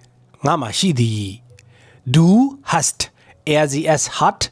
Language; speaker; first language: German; non-native, fluent; Burmese